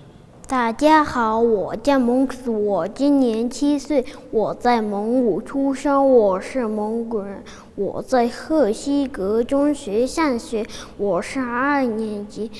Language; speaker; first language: Chinese; non-native, learner; Mongolian